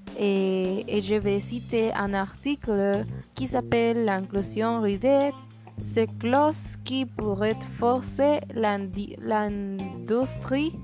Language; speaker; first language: French; non-native, learner; Spanish